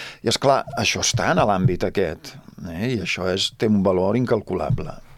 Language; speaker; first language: Catalan; native; Catalan